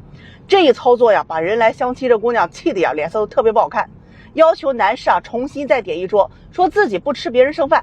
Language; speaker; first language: Chinese; native; Chinese